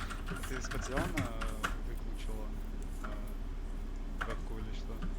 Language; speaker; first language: Russian; non-native, learner; English